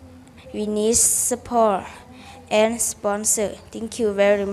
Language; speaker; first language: English; non-native, learner; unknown